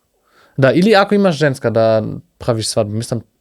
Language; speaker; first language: Macedonian; non-native, learner; German